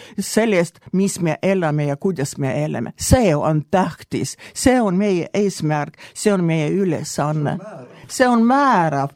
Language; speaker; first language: Estonian; non-native, local second language; Russian